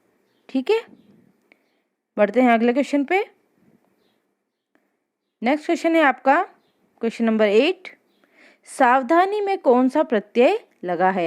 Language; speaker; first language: Hindi; native; Hindi